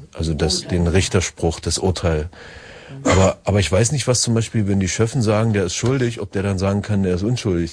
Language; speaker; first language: German; native; German